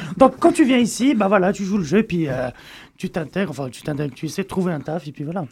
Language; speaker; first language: French; native; French